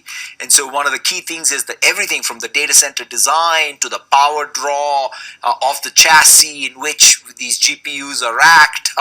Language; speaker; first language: English; non-native, local second language; Telugu